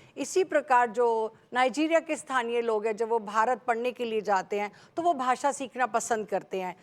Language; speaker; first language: Hindi; native; Hindi